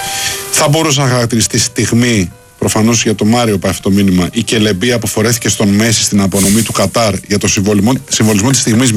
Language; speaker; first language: Greek; native; Greek